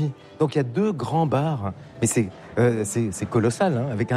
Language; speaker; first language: French; native; French